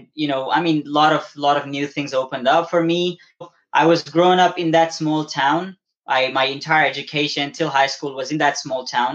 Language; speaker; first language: English; non-native, local second language; Balti